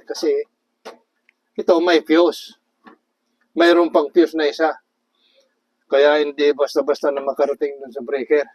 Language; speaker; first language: Filipino; native; Filipino